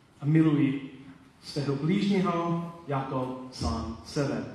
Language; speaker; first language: Czech; non-native, learner; Polish